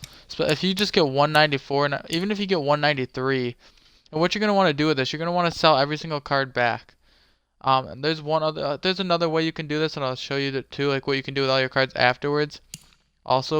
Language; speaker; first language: English; native; English